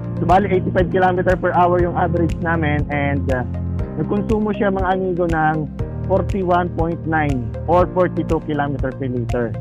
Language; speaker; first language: Filipino; non-native, local second language; Bikol